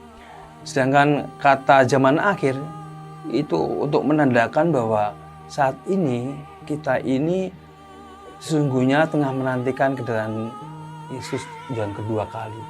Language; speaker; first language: Indonesian; native; Indonesian